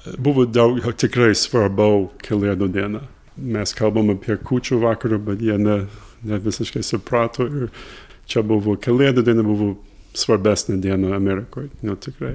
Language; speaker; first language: Lithuanian; early bilingual, heritage; English